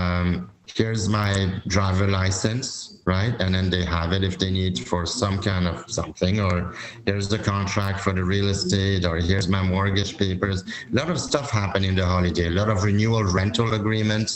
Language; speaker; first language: English; non-native, fluent; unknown